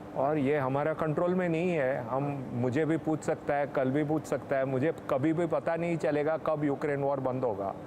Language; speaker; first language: Hindi; non-native, local second language; Tamil